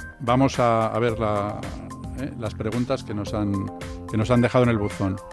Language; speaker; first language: Spanish; native; Spanish